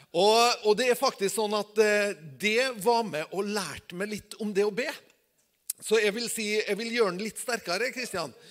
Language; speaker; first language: Norwegian; native; Norwegian